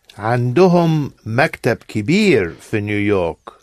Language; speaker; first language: Arabic; non-native, learner; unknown